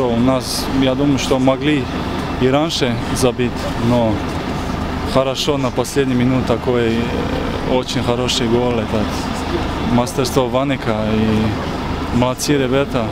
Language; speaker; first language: Russian; non-native, learner; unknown